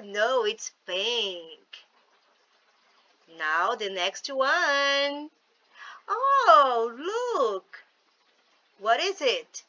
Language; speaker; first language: English; non-native, fluent; Portuguese